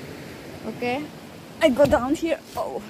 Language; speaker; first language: English; non-native, learner; Indonesian